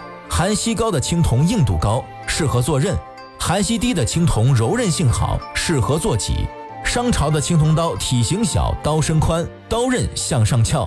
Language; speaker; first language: Chinese; native; Chinese